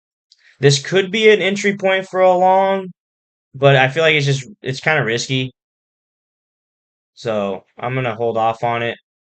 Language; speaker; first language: English; native; English